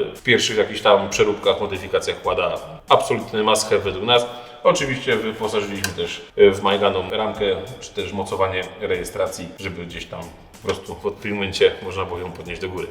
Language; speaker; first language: Polish; native; Polish